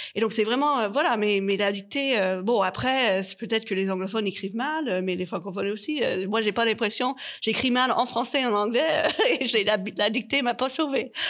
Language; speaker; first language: French; native; French